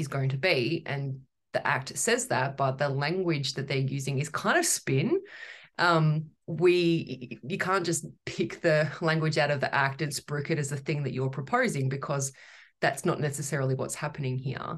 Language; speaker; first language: English; native; English